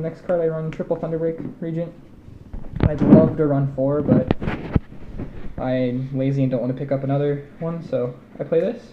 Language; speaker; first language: English; native; English